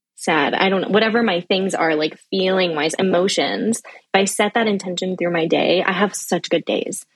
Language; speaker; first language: English; native; English